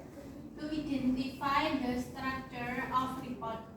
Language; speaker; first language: English; non-native, learner; Indonesian